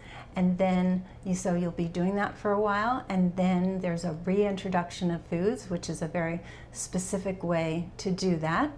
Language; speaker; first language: English; native; English